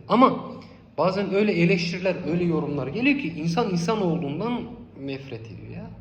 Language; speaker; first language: Turkish; non-native, local second language; Kurdish